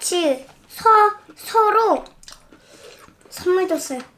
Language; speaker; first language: Korean; early bilingual, other home language; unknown